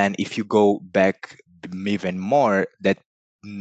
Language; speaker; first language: English; non-native, fluent; Portuguese